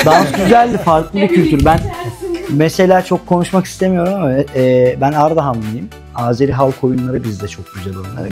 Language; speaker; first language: Turkish; native; Turkish